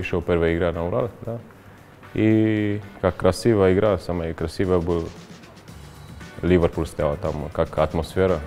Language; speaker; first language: Russian; non-native, learner; Romanian